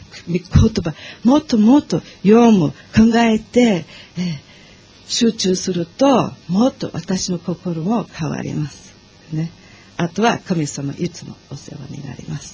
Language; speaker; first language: Japanese; non-native, learner; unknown